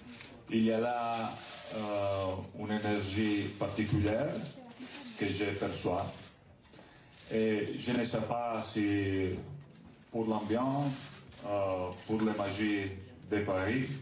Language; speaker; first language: French; non-native, learner; Italian